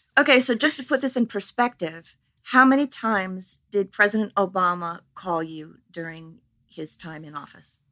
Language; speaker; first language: English; native; English